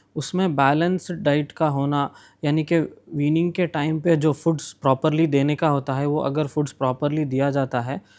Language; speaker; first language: Hindi; non-native, local second language; Urdu